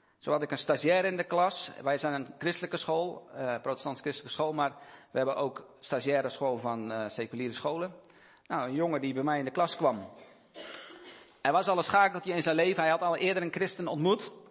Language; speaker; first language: Dutch; native; Dutch